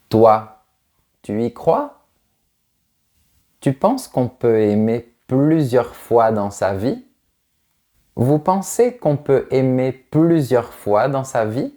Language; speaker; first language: French; native; French